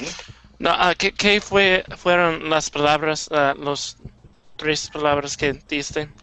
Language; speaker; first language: Spanish; non-native, learner; English